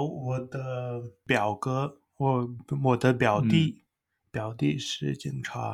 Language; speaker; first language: Chinese; non-native, fluent; English